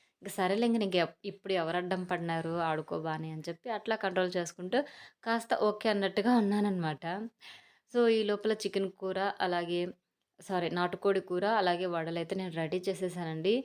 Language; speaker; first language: Telugu; native; Telugu